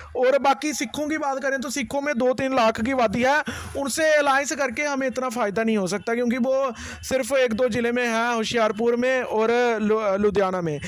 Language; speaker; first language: Hindi; native; Hindi